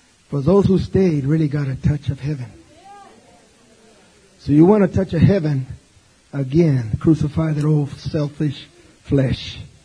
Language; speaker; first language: English; native; English